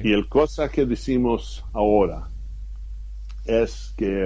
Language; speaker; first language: Spanish; non-native, fluent; English